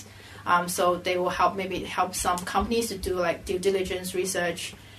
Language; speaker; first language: English; non-native, local second language; Cantonese